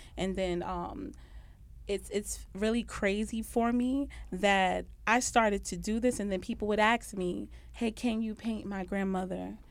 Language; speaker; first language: English; native; English